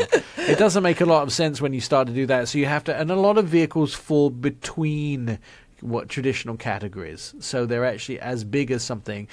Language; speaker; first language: English; native; English